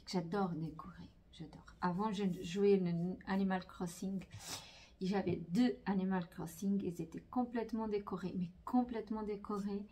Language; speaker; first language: French; non-native, fluent; Portuguese